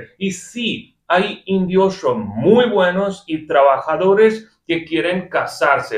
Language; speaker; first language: Spanish; non-native, fluent; Hindi